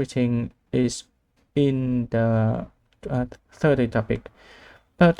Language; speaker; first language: English; non-native, learner; Vietnamese